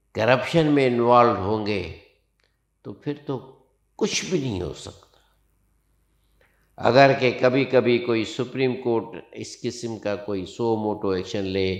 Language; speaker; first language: Urdu; non-native, local second language; Sindhi